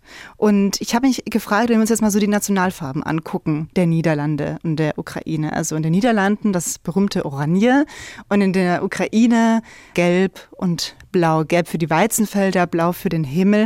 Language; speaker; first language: German; native; German